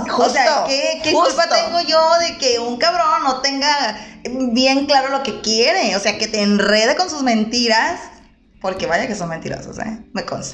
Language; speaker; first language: Spanish; native; Spanish